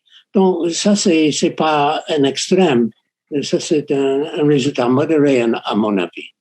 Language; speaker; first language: French; non-native, fluent; English